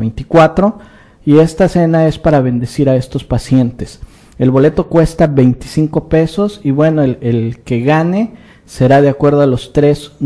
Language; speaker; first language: Spanish; native; Spanish